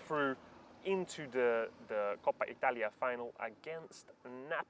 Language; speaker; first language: English; early bilingual, other home language; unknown